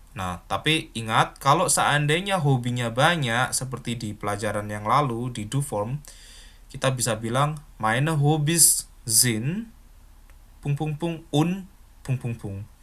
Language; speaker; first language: Indonesian; native; Indonesian